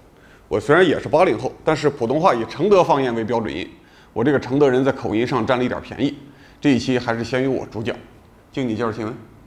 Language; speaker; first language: Chinese; native; Chinese